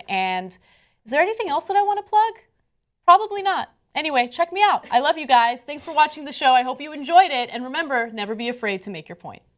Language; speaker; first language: English; native; English